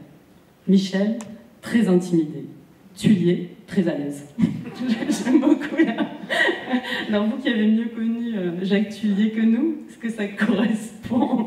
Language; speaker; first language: French; native; French